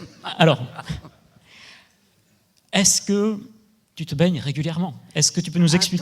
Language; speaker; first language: French; native; French